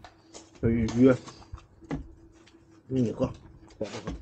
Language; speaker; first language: Chinese; native; Chinese